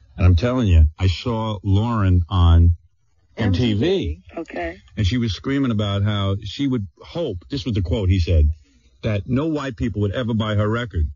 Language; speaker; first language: English; native; English